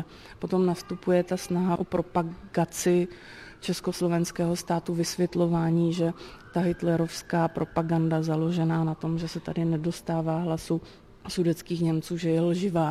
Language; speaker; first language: Czech; native; Czech